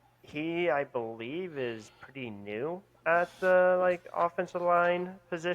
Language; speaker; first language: English; native; English